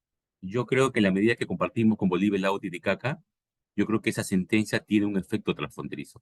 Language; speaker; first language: Spanish; native; Spanish